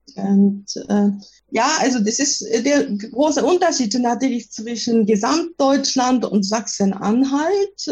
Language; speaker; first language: German; non-native, fluent; Japanese